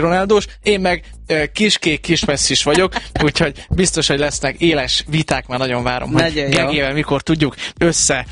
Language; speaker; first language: Hungarian; native; Hungarian